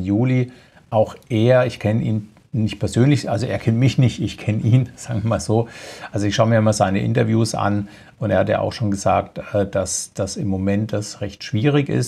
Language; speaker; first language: German; native; German